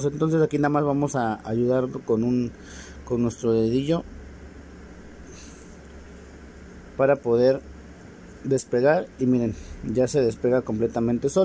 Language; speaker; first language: Spanish; native; Spanish